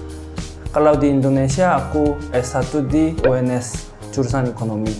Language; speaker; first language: Indonesian; non-native, fluent; Korean